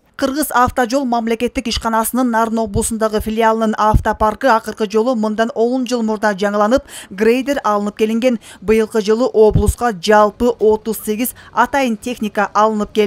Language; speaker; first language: Kyrgyz; native; Kyrgyz